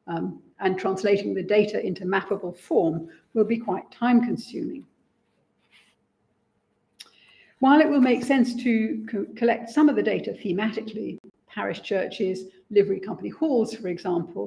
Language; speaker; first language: English; native; English